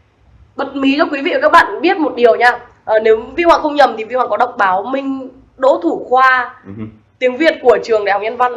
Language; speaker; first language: Vietnamese; native; Vietnamese